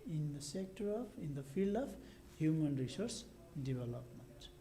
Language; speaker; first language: English; non-native, local second language; Nepali